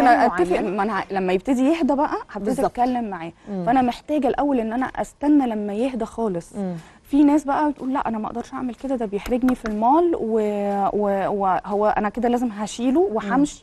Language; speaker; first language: Arabic; native; Arabic